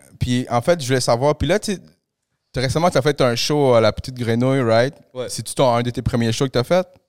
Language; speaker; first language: French; early bilingual, other home language; Spanish